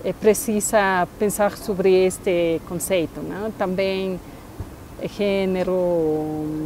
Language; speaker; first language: Portuguese; non-native, fluent; Spanish